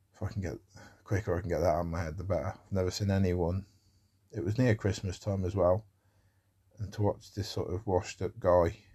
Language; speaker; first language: English; native; English